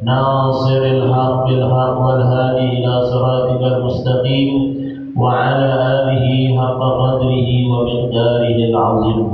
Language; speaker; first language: Arabic; non-native, fluent; Banjar